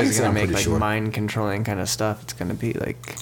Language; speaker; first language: English; native; English